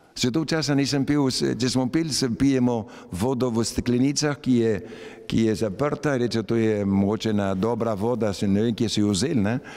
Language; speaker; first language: Slovenian; early bilingual, heritage; Slovenian